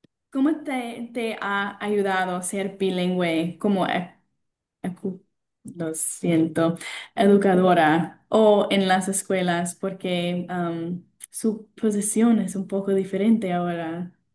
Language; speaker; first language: Spanish; non-native, learner; English